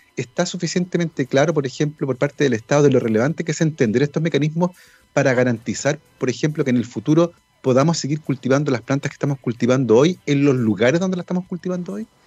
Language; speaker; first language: Spanish; native; Spanish